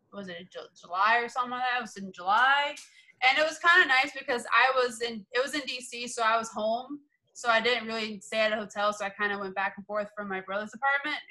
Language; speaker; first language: English; native; English